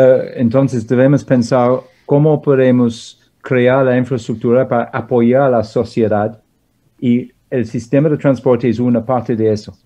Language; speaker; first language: Spanish; non-native, fluent; English